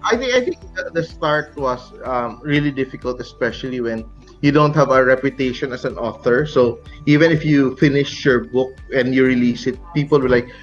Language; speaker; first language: English; non-native, local second language; Cebuano